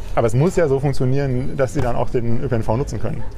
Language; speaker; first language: German; native; German